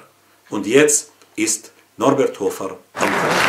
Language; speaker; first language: German; non-native, fluent; Arabic